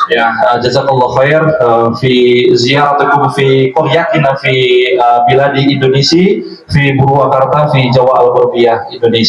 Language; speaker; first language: Arabic; non-native, learner; Indonesian